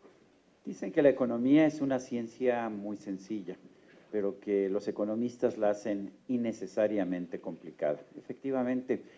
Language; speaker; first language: Spanish; native; Spanish